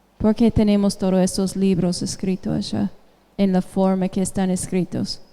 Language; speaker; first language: Spanish; non-native, fluent; English